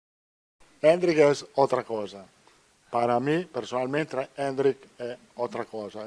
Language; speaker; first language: Spanish; non-native, fluent; Italian